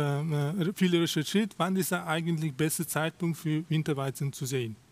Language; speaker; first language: German; non-native, fluent; Russian